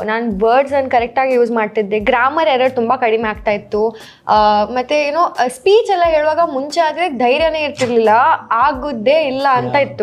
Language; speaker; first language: Kannada; non-native, local second language; Konkani